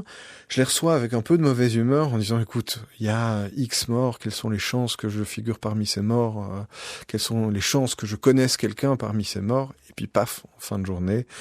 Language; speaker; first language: French; native; French